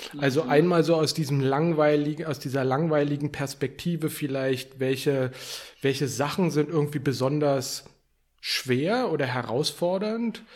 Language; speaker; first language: German; native; German